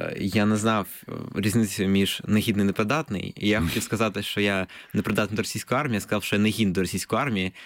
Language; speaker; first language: Ukrainian; non-native, local second language; Russian